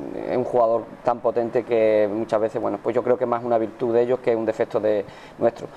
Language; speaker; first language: Spanish; native; Spanish